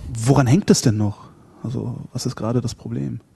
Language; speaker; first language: German; native; German